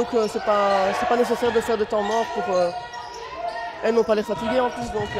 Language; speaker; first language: French; native; French